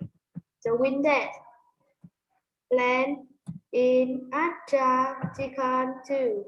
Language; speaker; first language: English; non-native, learner; Vietnamese